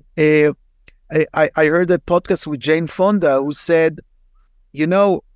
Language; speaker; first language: English; non-native, fluent; Hebrew